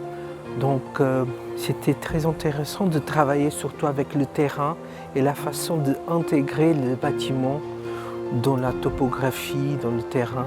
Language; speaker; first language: French; non-native, fluent; Portuguese